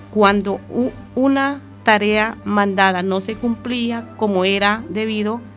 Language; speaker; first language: Spanish; native; Spanish